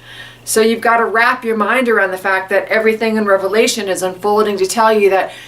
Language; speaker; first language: English; native; English